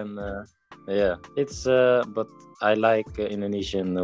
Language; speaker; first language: English; non-native, fluent; Dutch